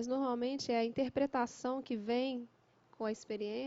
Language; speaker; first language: Portuguese; native; Portuguese